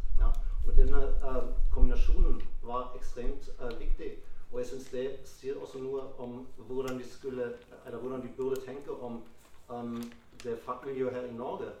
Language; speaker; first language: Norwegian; non-native, fluent; German